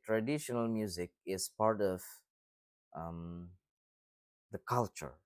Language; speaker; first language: English; non-native, fluent; Indonesian